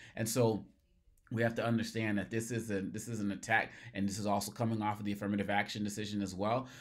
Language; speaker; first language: English; native; English